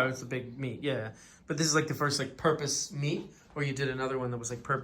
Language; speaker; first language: English; native; English